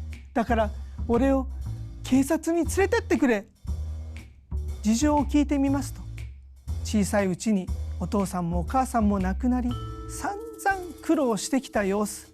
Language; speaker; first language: Japanese; native; Japanese